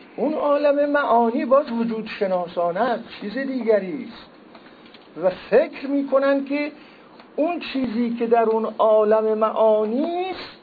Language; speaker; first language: Persian; non-native, local second language; Azerbaijani